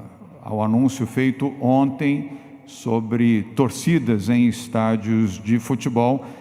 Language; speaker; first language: Portuguese; native; Portuguese